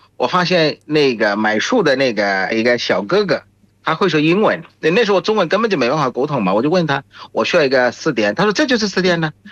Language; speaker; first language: Chinese; non-native, fluent; Bangla